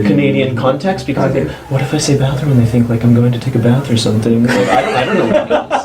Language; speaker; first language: English; native; English